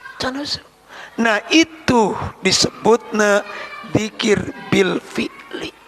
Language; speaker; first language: Sundanese; native; Sundanese